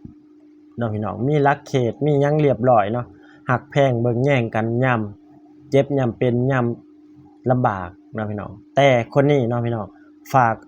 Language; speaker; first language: Thai; non-native, local second language; Northeastern Thai